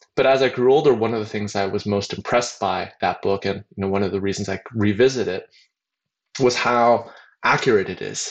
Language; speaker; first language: English; native; English